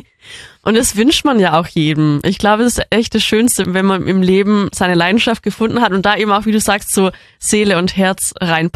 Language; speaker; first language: German; native; German